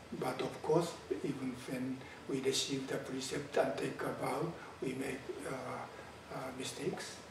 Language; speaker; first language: English; non-native, fluent; Japanese